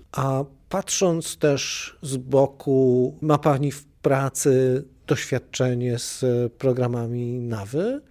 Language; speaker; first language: Polish; native; Polish